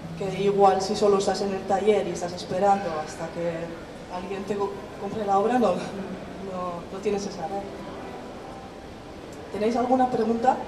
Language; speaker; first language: Spanish; non-native, fluent; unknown